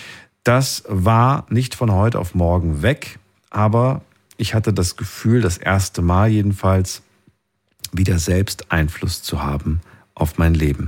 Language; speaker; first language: German; native; German